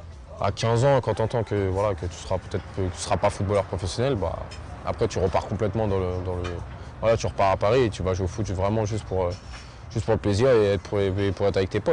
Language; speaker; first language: French; native; French